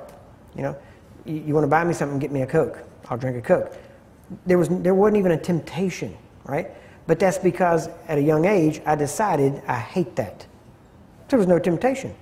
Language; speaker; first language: English; native; English